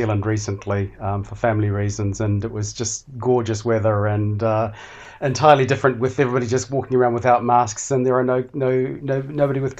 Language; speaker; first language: English; native; English